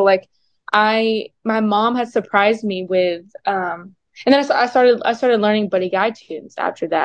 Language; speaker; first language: English; native; English